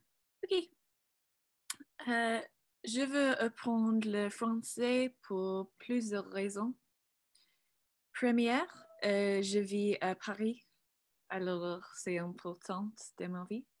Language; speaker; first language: French; non-native, learner; English